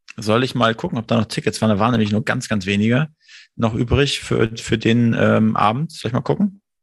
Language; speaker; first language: German; native; German